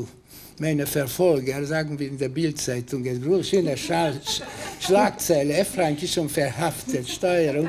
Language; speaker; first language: German; non-native, fluent; Hungarian